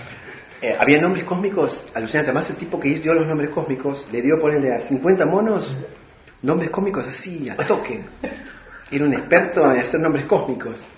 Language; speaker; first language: Spanish; native; Spanish